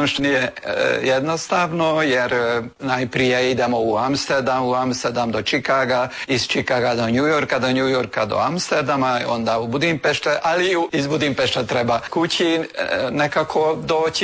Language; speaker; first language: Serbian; early bilingual, heritage; Serbian